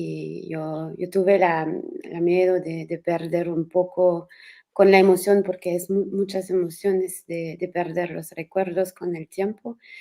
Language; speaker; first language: Spanish; non-native, learner; French